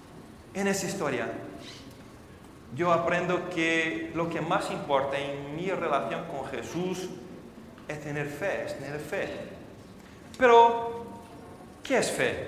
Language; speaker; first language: Spanish; non-native, fluent; Portuguese